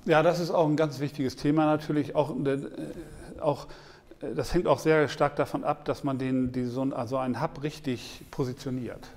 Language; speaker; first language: German; native; German